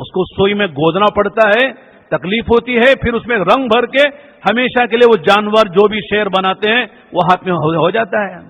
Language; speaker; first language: Urdu; native; Urdu